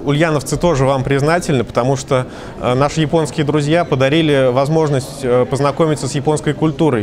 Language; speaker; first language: Russian; native; Russian